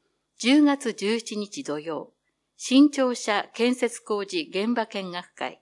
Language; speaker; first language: Japanese; native; Japanese